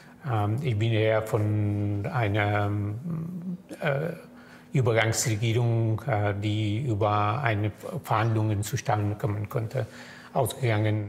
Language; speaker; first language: German; non-native, fluent; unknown